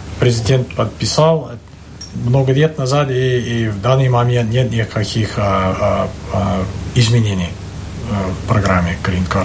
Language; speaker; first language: Russian; non-native, fluent; English